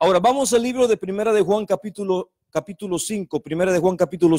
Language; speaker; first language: Spanish; native; Spanish